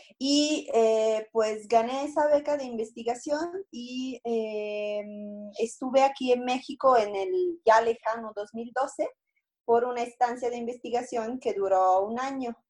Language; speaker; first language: Spanish; non-native, fluent; Italian